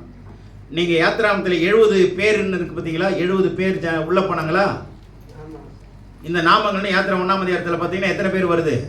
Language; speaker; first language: Tamil; native; Tamil